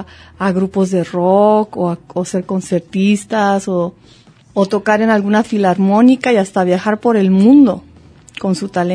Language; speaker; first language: Spanish; native; Spanish